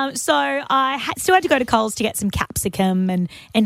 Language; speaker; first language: English; native; English